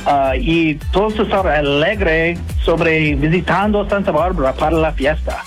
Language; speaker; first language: Spanish; non-native, fluent; English